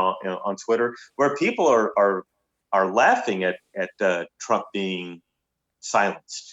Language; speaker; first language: English; native; English